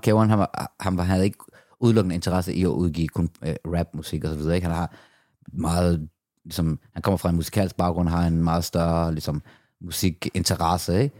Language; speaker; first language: Danish; early bilingual, other home language; Persian